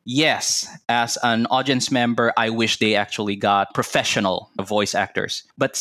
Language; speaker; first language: English; non-native, local second language; Cebuano